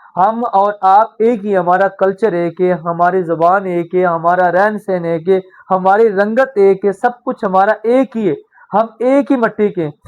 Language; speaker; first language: Urdu; non-native, local second language; Punjabi